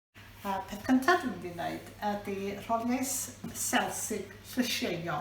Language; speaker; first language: Welsh; native; Welsh